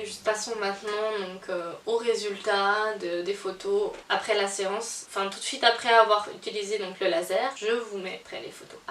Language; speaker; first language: French; native; French